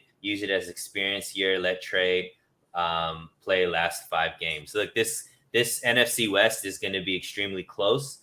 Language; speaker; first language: English; native; English